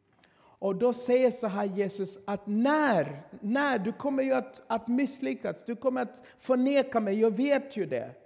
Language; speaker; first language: Swedish; non-native, fluent; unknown